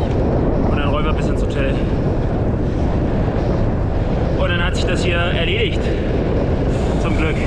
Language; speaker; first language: German; native; German